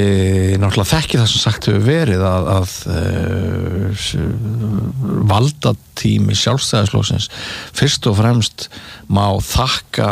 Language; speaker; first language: Icelandic; native; Icelandic